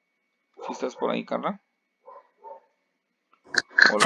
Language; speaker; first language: Spanish; native; Spanish